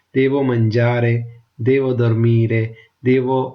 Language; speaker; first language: Italian; non-native, learner; Tamil